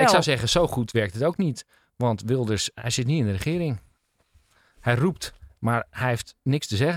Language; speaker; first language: Dutch; native; Dutch